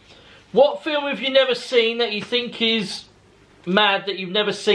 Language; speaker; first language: English; native; English